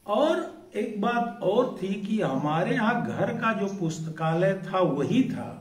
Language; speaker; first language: Hindi; native; Hindi